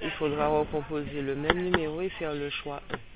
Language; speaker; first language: French; native; French